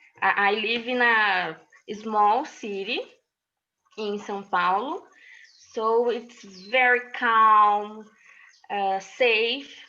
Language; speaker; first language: English; non-native, learner; Portuguese